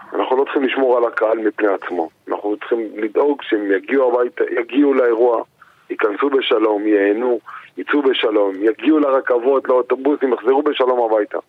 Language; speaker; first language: Hebrew; native; Hebrew